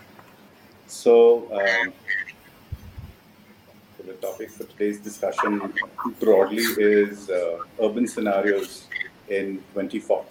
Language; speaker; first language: English; non-native, local second language; Hindi